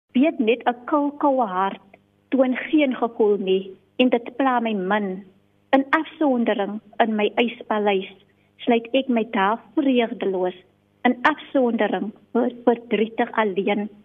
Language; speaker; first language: Afrikaans; native; Afrikaans